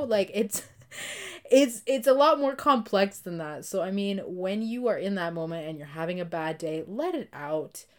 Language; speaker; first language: English; early bilingual, other home language; Spanish